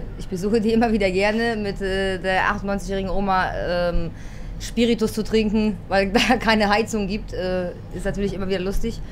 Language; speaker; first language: German; early bilingual, other home language; Polish